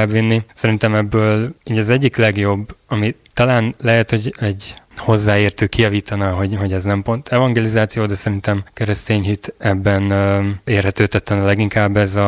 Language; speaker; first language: Hungarian; native; Hungarian